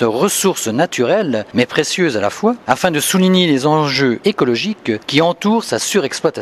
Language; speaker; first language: French; native; French